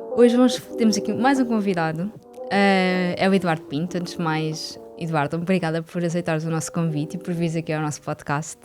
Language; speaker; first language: Portuguese; native; Portuguese